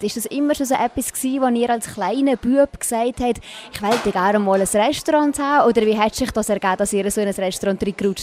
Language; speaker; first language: German; native; German